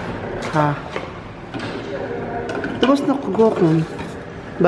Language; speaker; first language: German; non-native, learner; Filipino